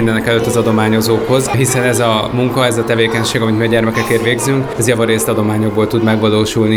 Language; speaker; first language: Hungarian; native; Hungarian